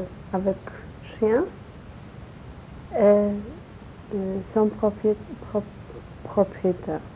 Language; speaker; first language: French; non-native, learner; Polish